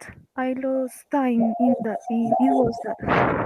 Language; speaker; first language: English; non-native, learner; Spanish